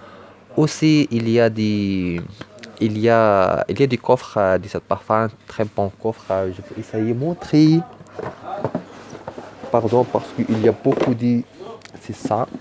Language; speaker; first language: French; non-native, learner; Arabic